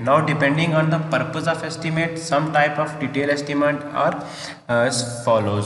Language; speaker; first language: English; non-native, local second language; Hindi